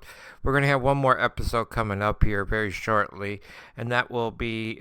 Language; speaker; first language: English; native; English